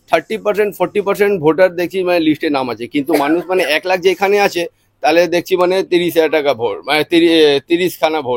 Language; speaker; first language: Bangla; non-native, local second language; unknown